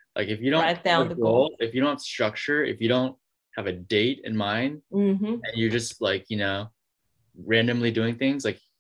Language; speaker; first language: English; native; English